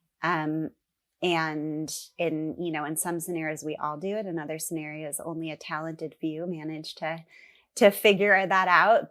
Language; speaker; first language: English; native; English